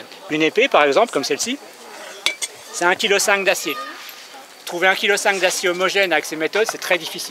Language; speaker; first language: French; native; French